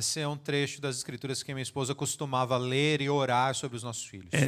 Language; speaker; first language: Portuguese; native; Portuguese